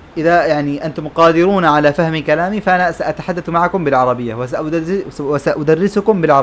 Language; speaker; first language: Arabic; non-native, fluent; Bangla